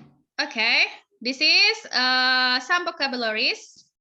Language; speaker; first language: English; non-native, fluent; Indonesian